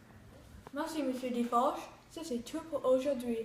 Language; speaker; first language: French; native; French